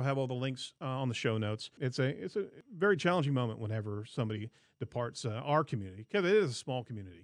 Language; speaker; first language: English; native; English